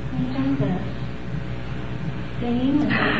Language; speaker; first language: Chinese; non-native, learner; English